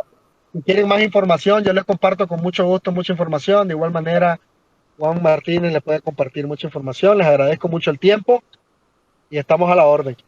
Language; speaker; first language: Spanish; native; Spanish